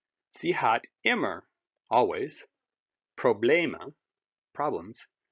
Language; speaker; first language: German; non-native, fluent; English